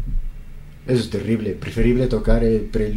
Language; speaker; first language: Spanish; native; Spanish